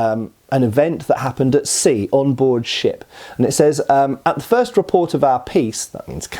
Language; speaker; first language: English; native; English